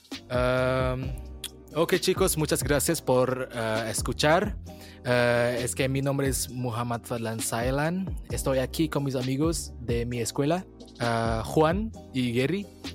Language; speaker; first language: Spanish; non-native, fluent; Indonesian